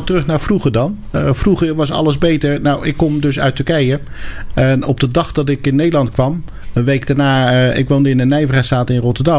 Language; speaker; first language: Dutch; native; Dutch